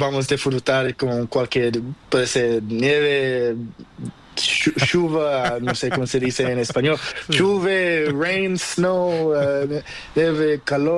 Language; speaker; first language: Spanish; non-native, learner; Portuguese